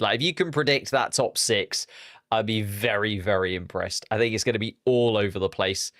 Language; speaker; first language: English; native; English